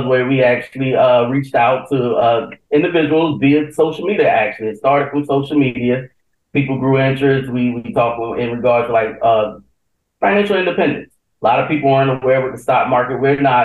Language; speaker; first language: English; native; English